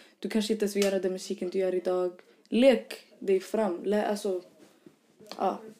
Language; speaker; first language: Swedish; early bilingual, other home language; Arabic